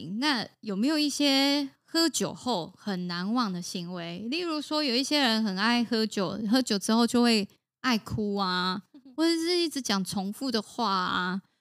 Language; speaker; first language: Chinese; native; Chinese